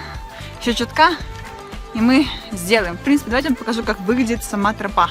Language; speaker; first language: Russian; native; Russian